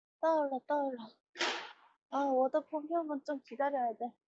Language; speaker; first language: Chinese; non-native, learner; Korean